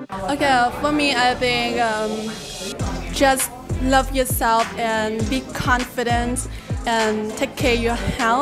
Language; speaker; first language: English; non-native, fluent; Lao